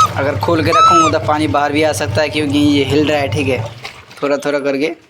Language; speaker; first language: Hindi; non-native, local second language; Bangla